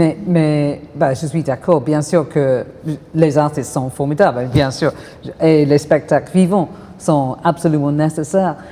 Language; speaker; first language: French; non-native, fluent; English